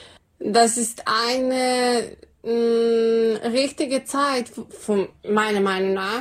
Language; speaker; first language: German; non-native, learner; Serbian